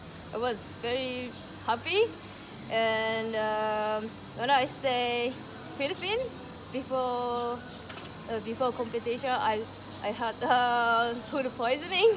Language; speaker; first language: English; non-native, learner; Japanese